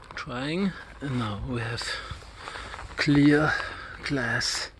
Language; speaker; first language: English; non-native, fluent; German